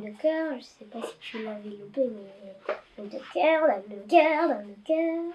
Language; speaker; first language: French; native; French